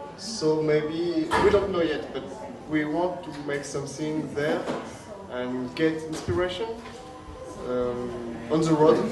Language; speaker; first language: English; non-native, learner; French